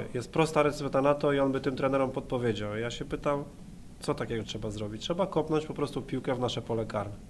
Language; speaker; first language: Polish; native; Polish